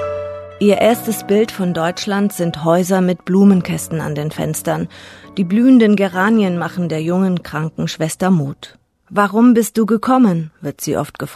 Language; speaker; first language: German; native; German